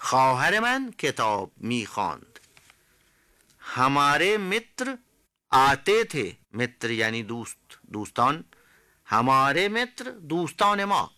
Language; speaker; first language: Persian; non-native, fluent; Hindi